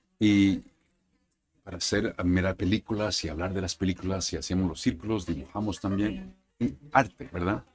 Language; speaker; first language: Spanish; early bilingual, heritage; Spanish